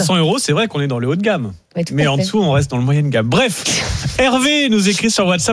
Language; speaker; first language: French; native; French